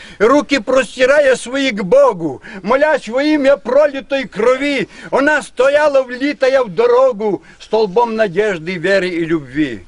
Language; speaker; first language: Russian; non-native, local second language; Ukrainian